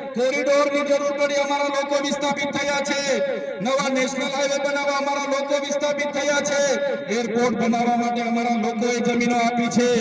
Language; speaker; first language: Gujarati; non-native, local second language; Vasavi